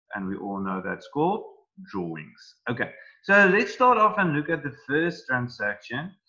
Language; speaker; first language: English; non-native, local second language; Afrikaans